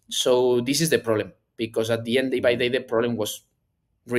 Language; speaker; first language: English; non-native, learner; Spanish